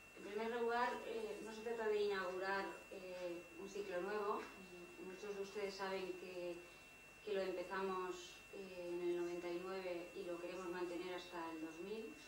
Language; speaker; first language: Spanish; native; Spanish